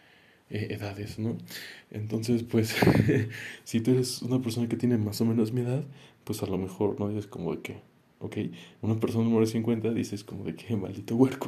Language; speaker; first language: Spanish; native; Spanish